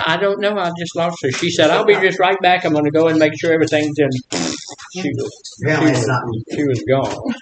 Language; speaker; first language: English; native; English